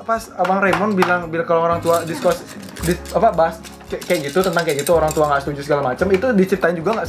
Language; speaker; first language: Indonesian; native; Indonesian